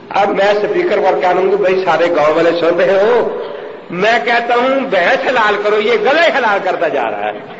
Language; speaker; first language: Urdu; non-native, local second language; Punjabi